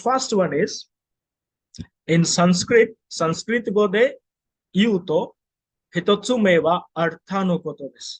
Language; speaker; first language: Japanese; non-native, fluent; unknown